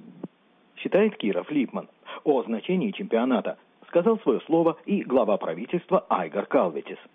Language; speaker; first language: Russian; native; Russian